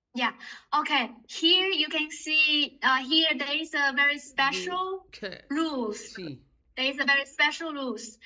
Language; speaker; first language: English; non-native, fluent; Chinese